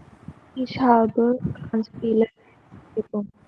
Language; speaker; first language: German; non-native, learner; Hindi